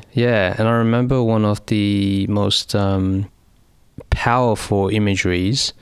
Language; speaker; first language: English; early bilingual, other home language; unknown